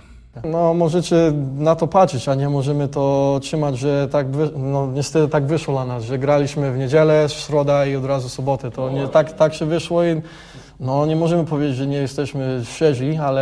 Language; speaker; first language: Polish; early bilingual, heritage; English